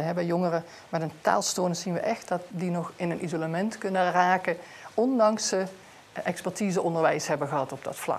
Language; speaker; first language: Dutch; native; Dutch